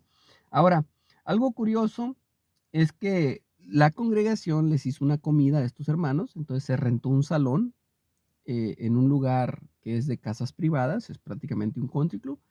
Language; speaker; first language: Spanish; native; Spanish